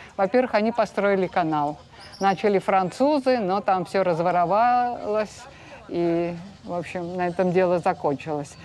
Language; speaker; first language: Russian; native; Russian